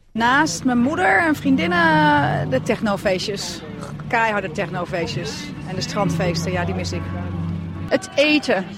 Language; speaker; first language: Dutch; native; Dutch